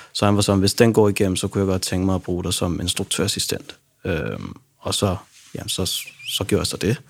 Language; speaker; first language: Danish; early bilingual, other home language; Arabic